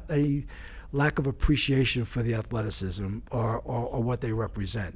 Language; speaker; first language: English; native; English